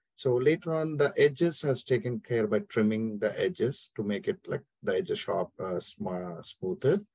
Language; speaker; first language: English; non-native, local second language; Telugu